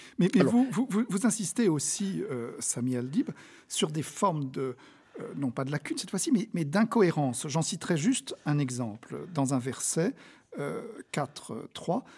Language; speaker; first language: French; native; French